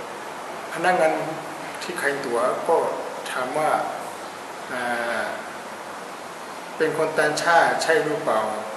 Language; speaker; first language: Thai; non-native, fluent; Burmese